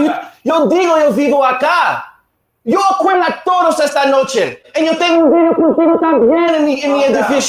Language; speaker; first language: Spanish; non-native, learner; English